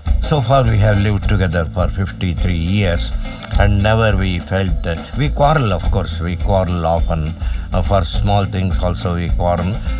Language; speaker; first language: English; non-native, local second language; Kannada